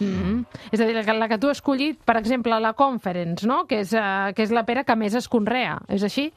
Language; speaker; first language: Catalan; native; Catalan